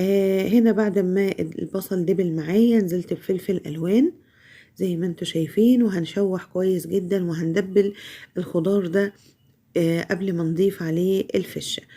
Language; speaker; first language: Arabic; native; Arabic